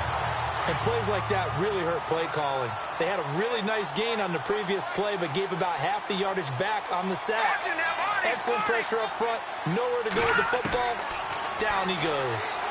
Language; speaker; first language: English; native; English